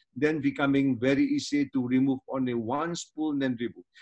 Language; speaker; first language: English; non-native, fluent; Indonesian